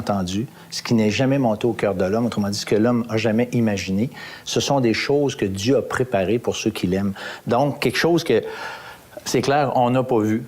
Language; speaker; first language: French; native; French